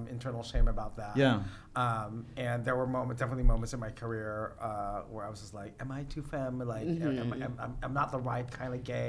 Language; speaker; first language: English; non-native, local second language; Filipino